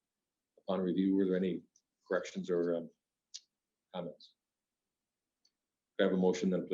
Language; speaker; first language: English; native; English